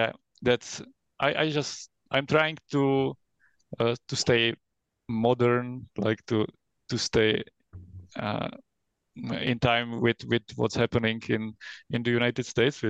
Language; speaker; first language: English; non-native, fluent; Czech